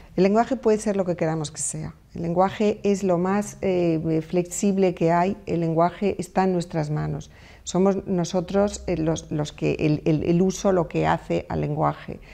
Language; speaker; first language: Spanish; native; Spanish